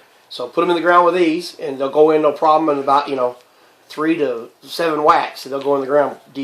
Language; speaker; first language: English; native; English